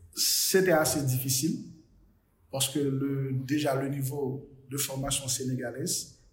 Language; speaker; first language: French; non-native, local second language; Haitian Creole